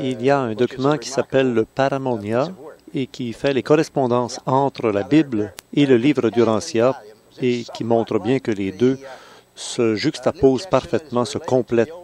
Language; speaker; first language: French; native; French